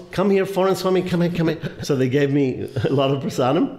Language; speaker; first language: English; native; English